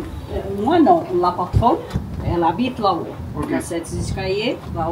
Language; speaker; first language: French; non-native, learner; Portuguese